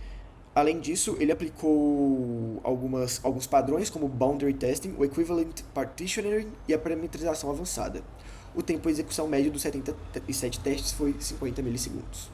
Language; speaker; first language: Portuguese; native; Portuguese